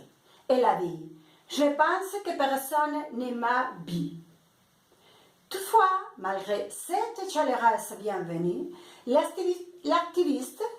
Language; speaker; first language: French; non-native, fluent; Spanish